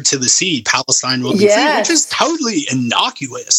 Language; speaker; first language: English; native; English